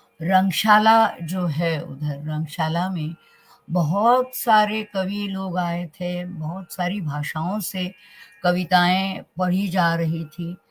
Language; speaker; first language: Hindi; non-native, local second language; Marathi